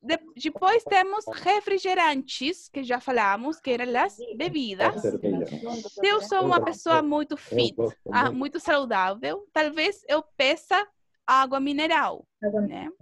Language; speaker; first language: Portuguese; non-native, fluent; Spanish